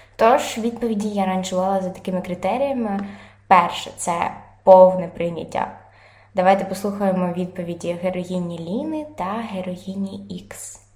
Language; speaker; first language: Ukrainian; non-native, local second language; Russian